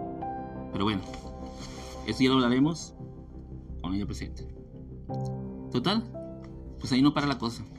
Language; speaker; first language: Spanish; native; Spanish